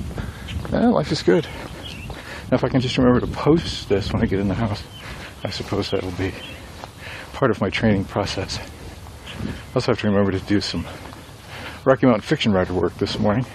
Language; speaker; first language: English; native; English